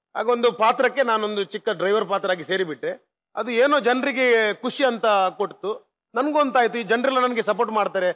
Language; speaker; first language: Kannada; non-native, local second language; Tulu